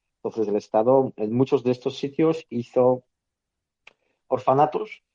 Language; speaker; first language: Spanish; non-native, fluent; Polish